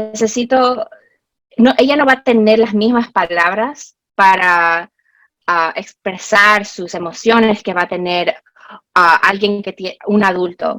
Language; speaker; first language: Spanish; early bilingual, heritage; Spanish